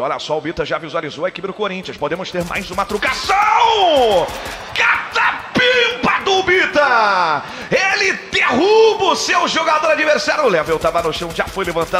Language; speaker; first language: Portuguese; native; Portuguese